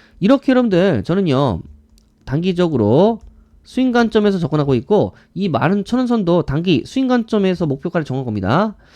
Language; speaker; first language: Korean; native; Korean